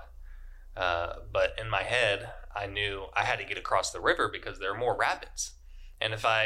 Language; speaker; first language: English; native; English